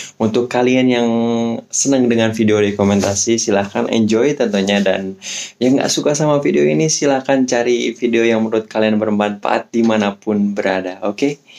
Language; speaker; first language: Indonesian; native; Indonesian